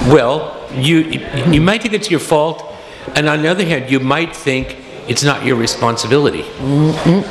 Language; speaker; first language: English; native; English